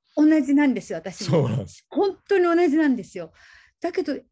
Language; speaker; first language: Japanese; native; Japanese